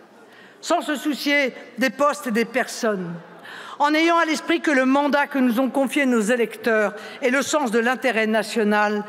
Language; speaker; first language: French; native; French